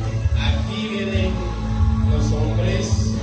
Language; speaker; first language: Spanish; non-native, fluent; Haitian Creole